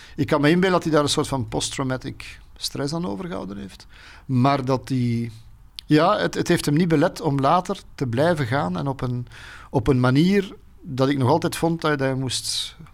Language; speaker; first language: Dutch; native; Dutch